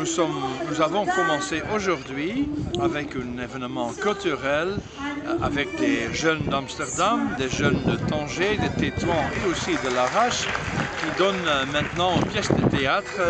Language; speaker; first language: French; non-native, fluent; Dutch